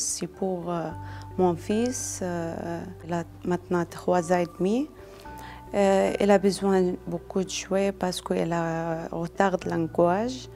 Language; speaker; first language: French; non-native, learner; Arabic